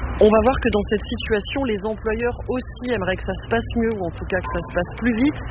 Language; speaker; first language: French; native; French